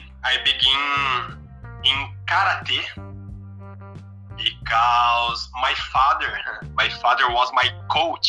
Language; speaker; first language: English; non-native, learner; Portuguese